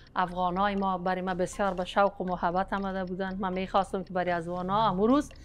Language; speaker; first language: Persian; non-native, local second language; Pashto